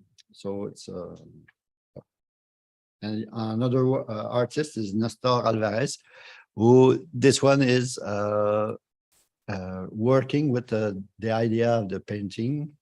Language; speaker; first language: English; non-native, fluent; French